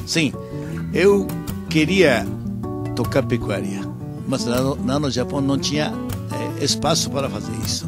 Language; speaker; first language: Portuguese; non-native, learner; Japanese